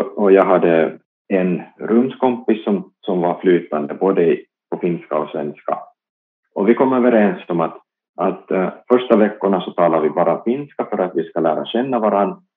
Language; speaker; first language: Swedish; non-native, local second language; Finnish